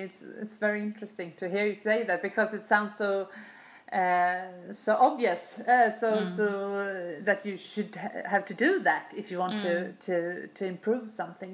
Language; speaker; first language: English; non-native, fluent; Swedish